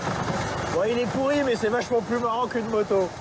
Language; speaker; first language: French; native; French